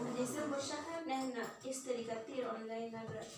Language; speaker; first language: Arabic; non-native, learner; Bangla